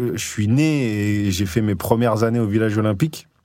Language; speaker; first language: French; native; French